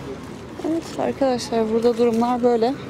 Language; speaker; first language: Turkish; native; Turkish